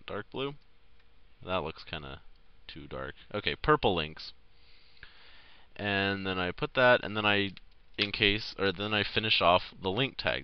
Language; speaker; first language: English; native; English